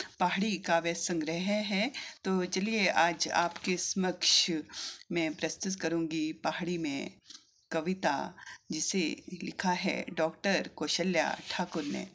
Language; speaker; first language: Hindi; native; Hindi